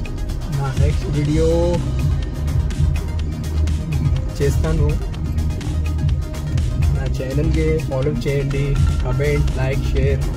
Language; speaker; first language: Telugu; non-native, local second language; Kannada